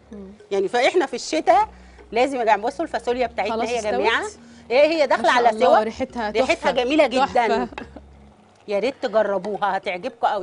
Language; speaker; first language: Arabic; native; Arabic